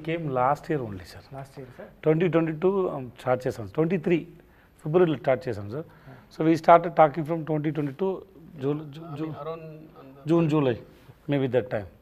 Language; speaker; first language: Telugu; non-native, learner; Tamil